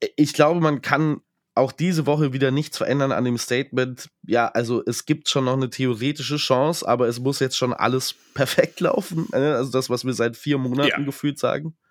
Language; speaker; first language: German; native; German